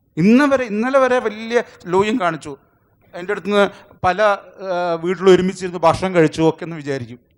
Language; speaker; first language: Malayalam; non-native, local second language; Konkani